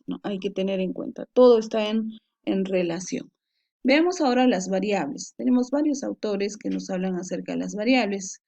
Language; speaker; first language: Spanish; native; Spanish